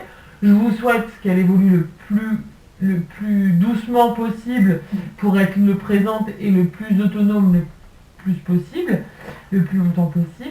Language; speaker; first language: French; native; French